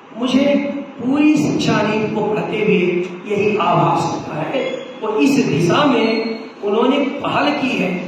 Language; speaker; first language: Hindi; non-native, local second language; Bhojpuri